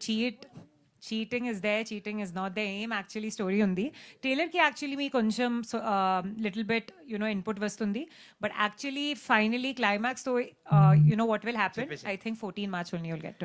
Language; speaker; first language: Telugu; non-native, learner; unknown